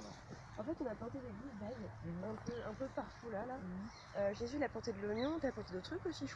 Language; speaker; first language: French; native; French